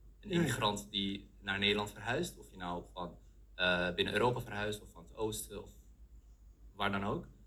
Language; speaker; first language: Dutch; early bilingual, other home language; Arabic